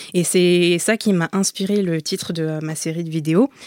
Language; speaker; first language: French; native; French